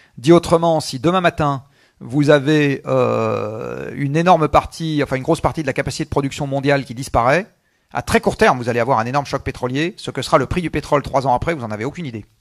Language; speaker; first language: French; native; French